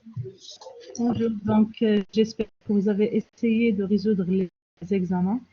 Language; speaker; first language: French; non-native, local second language; Arabic